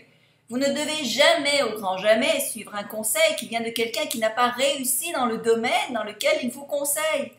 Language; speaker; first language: French; native; French